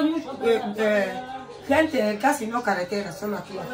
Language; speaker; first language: Spanish; non-native, local second language; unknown